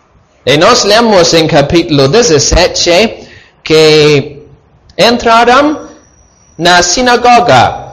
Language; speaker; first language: Portuguese; non-native, fluent; English